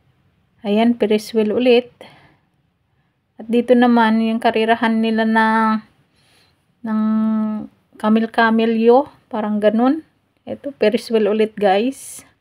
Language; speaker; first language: Filipino; native; Filipino